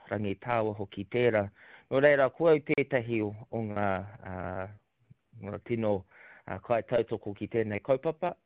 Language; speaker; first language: Māori; native; Māori